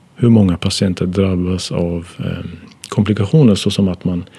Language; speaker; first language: Swedish; non-native, fluent; German